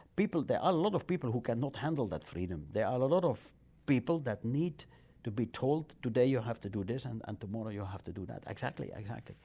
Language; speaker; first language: English; non-native, fluent; Dutch